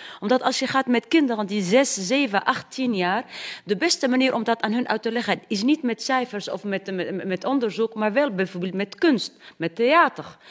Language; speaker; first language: Dutch; non-native, fluent; Arabic